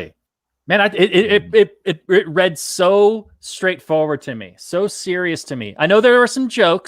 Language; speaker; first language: English; native; English